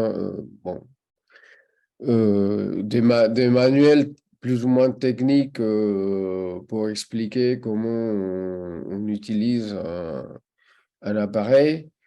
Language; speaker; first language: French; non-native, fluent; Spanish